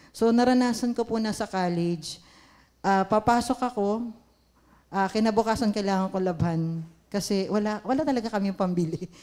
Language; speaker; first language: Filipino; native; Filipino